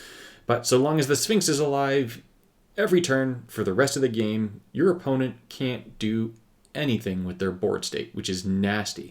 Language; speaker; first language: English; native; English